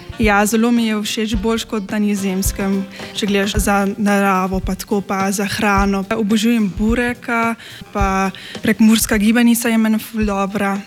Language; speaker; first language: Slovenian; early bilingual, heritage; Dutch